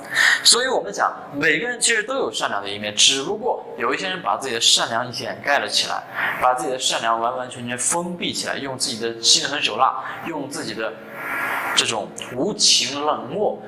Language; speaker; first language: Chinese; native; Chinese